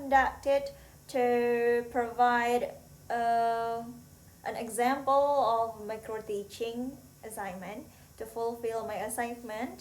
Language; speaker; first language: English; non-native, learner; Indonesian